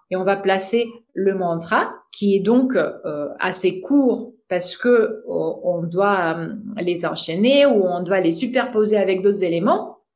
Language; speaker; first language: French; non-native, fluent; Russian